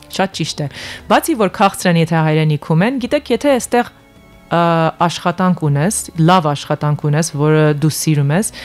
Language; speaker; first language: Armenian; early bilingual, heritage; Armenian